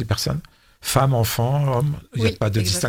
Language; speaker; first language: French; native; French